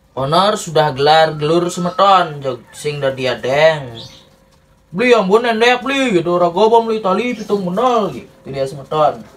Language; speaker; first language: Indonesian; non-native, local second language; Balinese